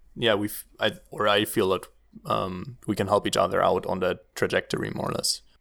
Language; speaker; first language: English; non-native, fluent; German